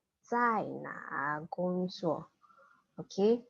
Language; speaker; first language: Chinese; non-native, fluent; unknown